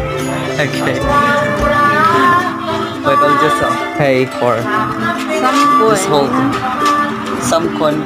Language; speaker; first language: English; non-native, learner; Filipino